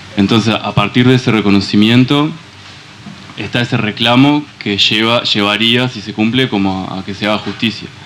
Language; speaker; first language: Spanish; native; Spanish